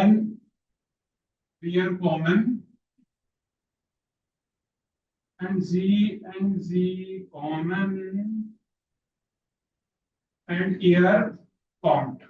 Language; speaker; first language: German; non-native, fluent; Hindi